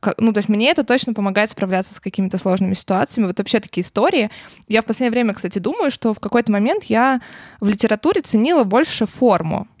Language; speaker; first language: Russian; native; Russian